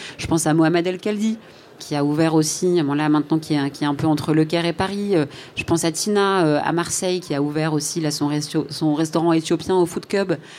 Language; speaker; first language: French; native; French